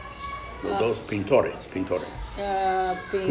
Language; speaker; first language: Spanish; non-native, fluent; English